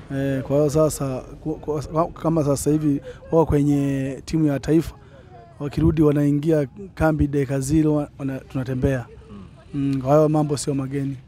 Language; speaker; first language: Swahili; native; Swahili